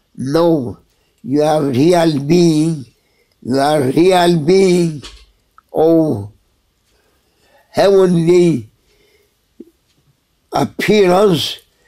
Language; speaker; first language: English; non-native, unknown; Turkish